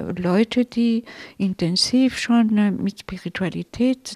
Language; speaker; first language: German; non-native, fluent; Italian